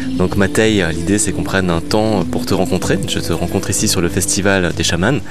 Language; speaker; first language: French; native; French